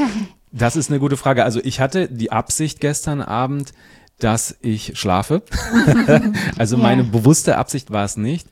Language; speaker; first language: German; native; German